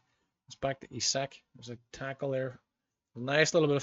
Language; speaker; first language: English; native; English